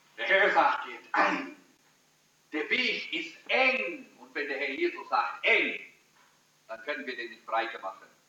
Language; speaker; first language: German; early bilingual, heritage; German